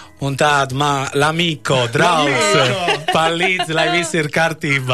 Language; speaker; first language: Latvian; non-native, fluent; Italian